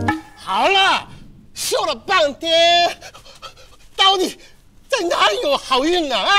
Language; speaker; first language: Chinese; non-native, fluent; Japanese